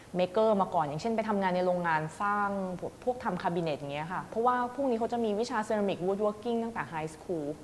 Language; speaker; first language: Thai; native; Thai